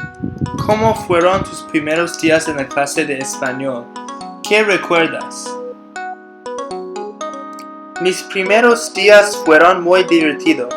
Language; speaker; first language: Spanish; non-native, learner; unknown